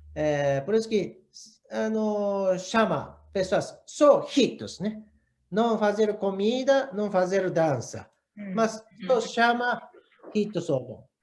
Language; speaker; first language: Portuguese; non-native, learner; Japanese